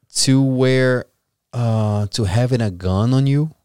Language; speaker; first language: English; non-native, fluent; Portuguese